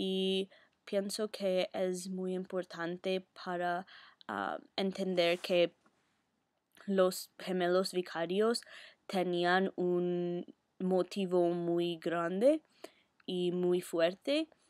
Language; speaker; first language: Spanish; non-native, learner; English